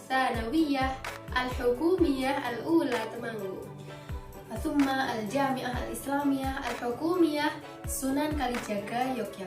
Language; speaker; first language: Arabic; non-native, fluent; Indonesian